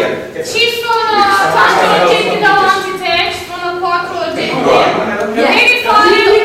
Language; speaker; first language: Italian; non-native, fluent; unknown